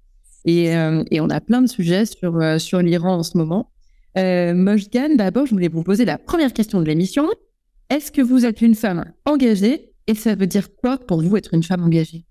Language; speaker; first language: French; native; French